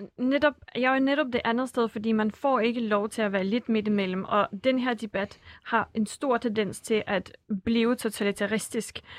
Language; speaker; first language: Danish; non-native, fluent; Russian